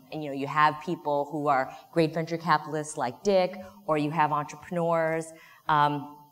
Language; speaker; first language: English; native; English